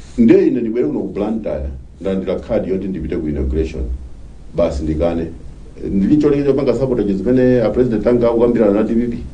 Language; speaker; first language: Nyanja; non-native, local second language; Tumbuka